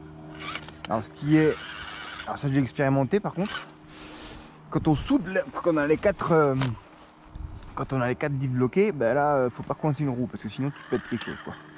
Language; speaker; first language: French; native; French